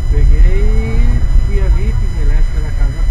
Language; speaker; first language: Portuguese; native; Portuguese